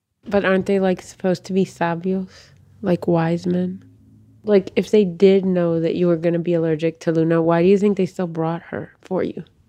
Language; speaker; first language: English; native; English